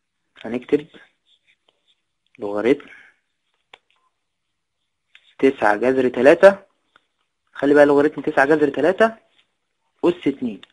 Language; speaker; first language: Arabic; native; Arabic